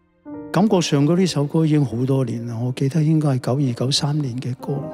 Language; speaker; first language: Chinese; non-native, local second language; Cantonese